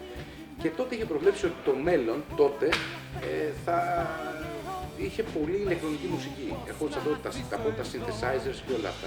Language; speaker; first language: Greek; native; Greek